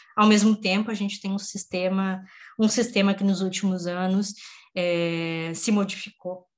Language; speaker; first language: Portuguese; native; Portuguese